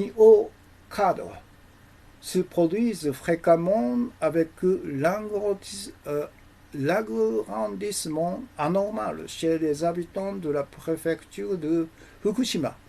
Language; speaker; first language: French; non-native, learner; Japanese